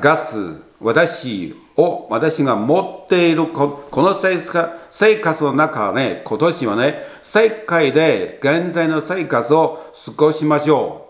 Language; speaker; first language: Japanese; non-native, learner; Chinese